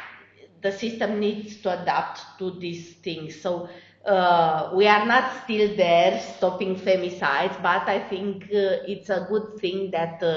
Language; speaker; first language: English; non-native, fluent; Romanian